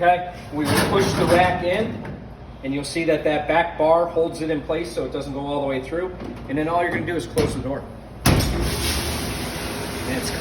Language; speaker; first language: English; native; English